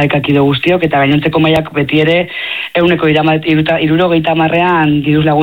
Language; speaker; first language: Basque; non-native, local second language; Spanish